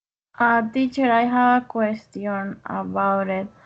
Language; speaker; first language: English; non-native, learner; Spanish